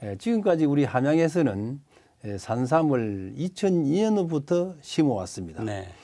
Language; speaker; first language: Korean; native; Korean